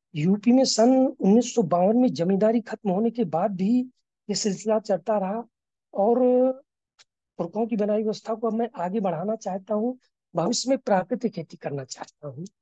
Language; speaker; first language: Hindi; native; Hindi